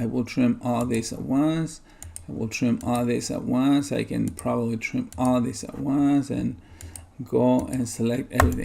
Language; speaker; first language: English; native; English